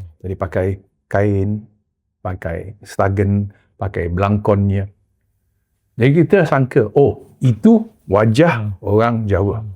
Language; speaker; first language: Malay; early bilingual, heritage; Malay